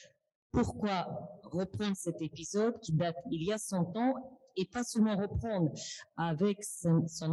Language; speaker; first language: French; non-native, fluent; Russian